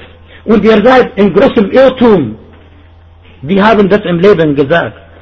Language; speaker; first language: German; non-native, fluent; Arabic